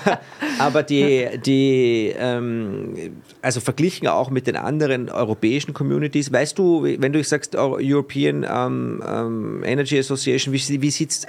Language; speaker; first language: German; native; German